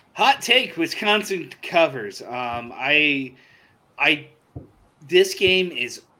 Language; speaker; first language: English; native; English